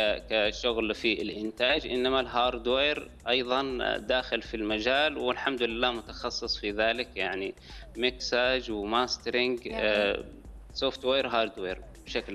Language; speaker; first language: Arabic; native; Arabic